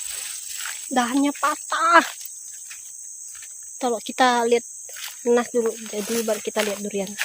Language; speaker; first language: Indonesian; native; Indonesian